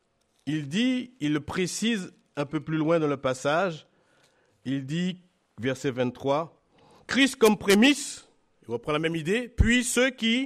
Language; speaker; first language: French; native; French